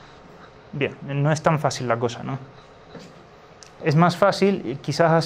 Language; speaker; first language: Spanish; native; Spanish